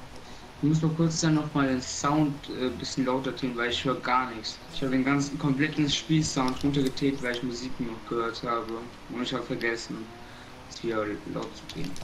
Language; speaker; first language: German; native; German